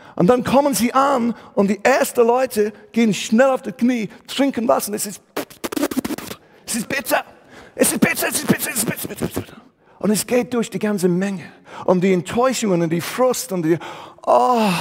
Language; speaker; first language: German; non-native, fluent; English